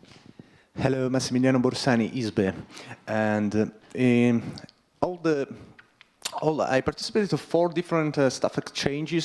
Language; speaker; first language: English; non-native, fluent; Italian